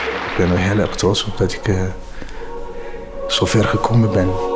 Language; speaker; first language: Dutch; non-native, fluent; Amharic